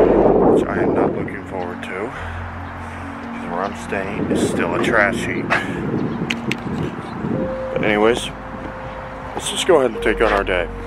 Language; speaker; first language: English; native; English